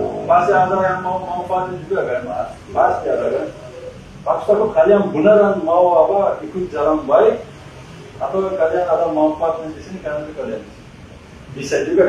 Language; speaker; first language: Indonesian; non-native, fluent; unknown